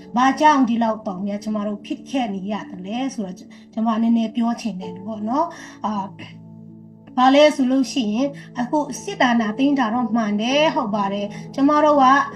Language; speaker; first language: Burmese; non-native, local second language; Tedim Chin